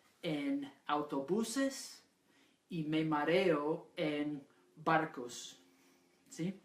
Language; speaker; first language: Spanish; non-native, fluent; English